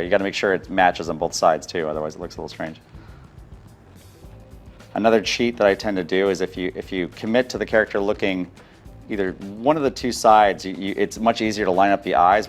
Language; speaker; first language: English; native; English